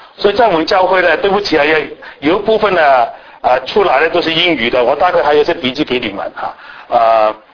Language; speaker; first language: Chinese; non-native, local second language; Cantonese